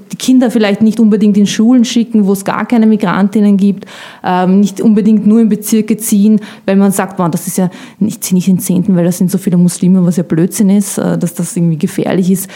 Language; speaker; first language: German; early bilingual, other home language; Bosnian